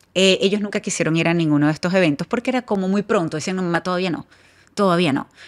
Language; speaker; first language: Spanish; native; Spanish